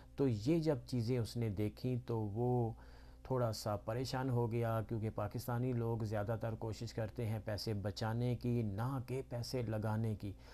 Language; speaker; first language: Urdu; native; Urdu